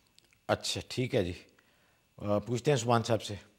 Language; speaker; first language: Urdu; native; Urdu